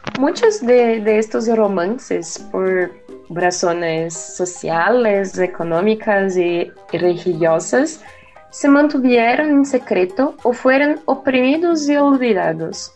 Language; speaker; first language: Spanish; non-native, learner; Portuguese